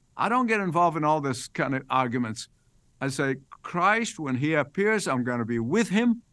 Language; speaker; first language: English; non-native, fluent; Arabic